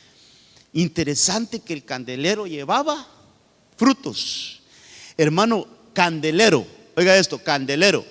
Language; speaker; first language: Spanish; native; Spanish